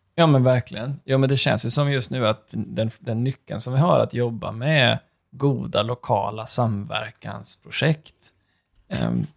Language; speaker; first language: Swedish; native; Swedish